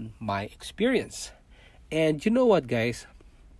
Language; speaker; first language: English; non-native, local second language; Cebuano